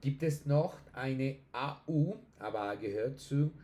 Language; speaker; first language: German; non-native, learner; Spanish